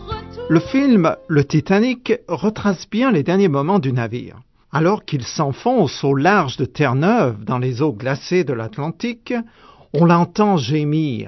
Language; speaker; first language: French; native; French